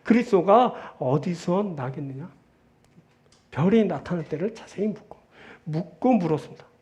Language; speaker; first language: Korean; native; Korean